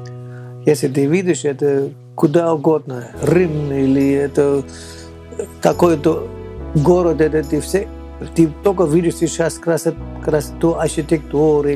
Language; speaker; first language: Russian; non-native, fluent; German